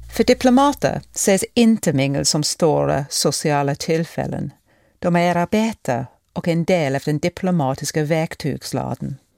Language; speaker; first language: Swedish; non-native, fluent; English